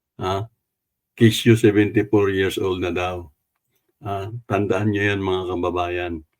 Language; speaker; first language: Filipino; non-native, local second language; Cebuano